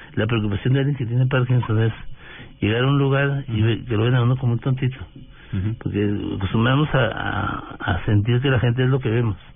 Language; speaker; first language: Spanish; native; Spanish